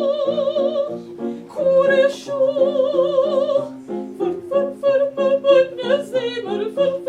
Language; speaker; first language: Albanian; early bilingual, heritage; Albanian